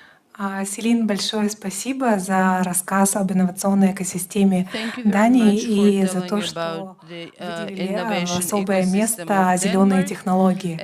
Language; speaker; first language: Russian; native; Russian